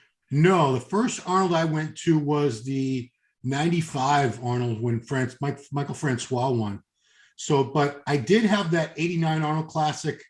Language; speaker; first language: English; native; English